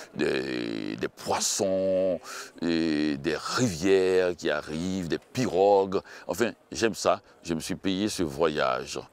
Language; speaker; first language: French; native; French